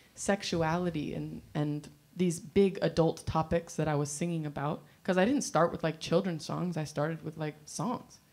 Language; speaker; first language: English; native; English